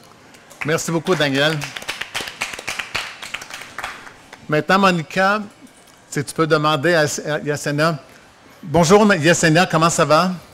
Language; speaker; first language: French; native; French